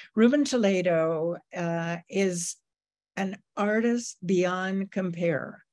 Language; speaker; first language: English; native; English